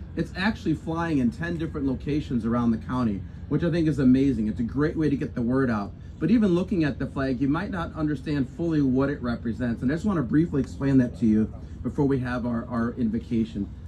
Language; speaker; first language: English; native; English